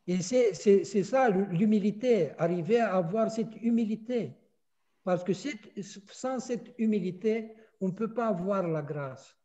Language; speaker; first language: French; non-native, fluent; Russian